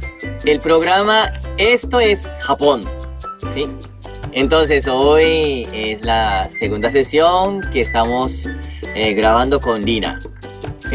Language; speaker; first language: Spanish; non-native, fluent; Japanese